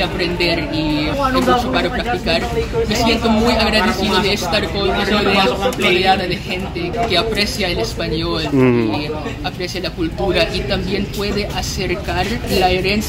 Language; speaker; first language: Spanish; non-native, fluent; Filipino